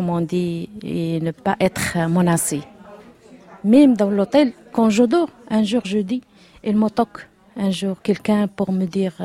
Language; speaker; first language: French; non-native, learner; Arabic